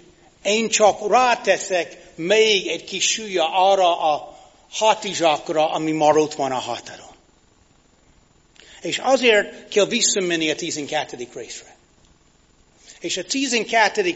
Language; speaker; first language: Hungarian; non-native, fluent; English